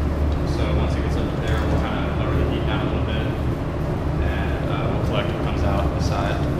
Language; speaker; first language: English; native; English